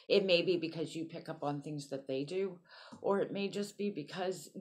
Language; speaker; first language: English; native; English